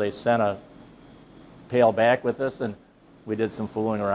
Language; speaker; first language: English; native; English